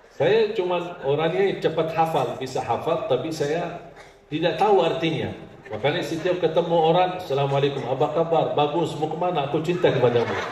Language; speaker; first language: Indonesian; non-native, fluent; Arabic